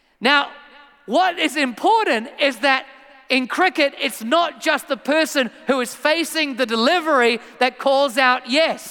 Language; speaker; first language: English; native; English